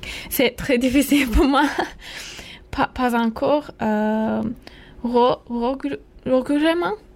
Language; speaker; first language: French; non-native, learner; Turkish